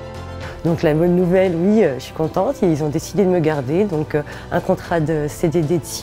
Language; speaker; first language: French; native; French